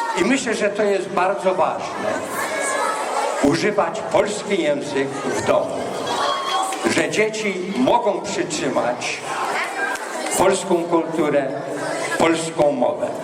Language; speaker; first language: Polish; early bilingual, heritage; Polish